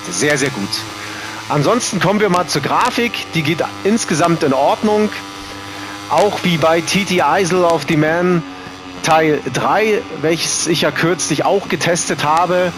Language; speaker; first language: German; native; German